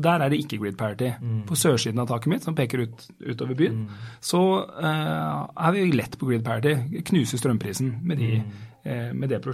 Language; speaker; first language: Norwegian; native; Norwegian